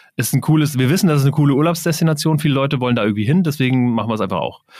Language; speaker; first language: German; native; German